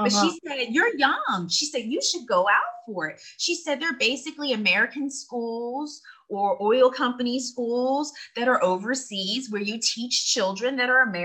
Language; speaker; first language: English; native; English